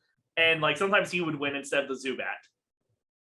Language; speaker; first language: English; native; English